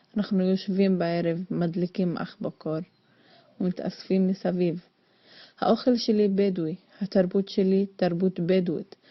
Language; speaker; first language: Hebrew; non-native, local second language; Arabic